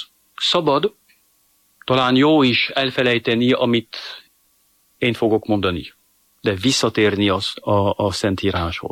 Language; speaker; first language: Hungarian; non-native, fluent; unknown